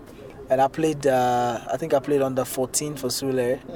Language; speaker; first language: English; non-native, local second language; Yoruba